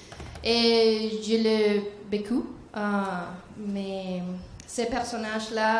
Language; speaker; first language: French; non-native, learner; Spanish